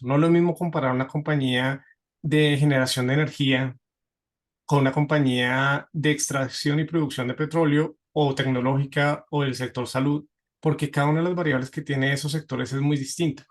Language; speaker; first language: Spanish; native; Spanish